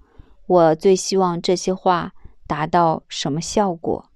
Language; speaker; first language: Chinese; native; Chinese